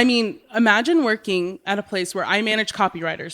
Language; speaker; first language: English; native; English